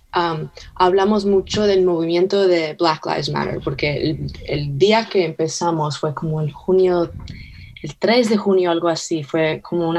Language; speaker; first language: Spanish; early bilingual, heritage; Spanish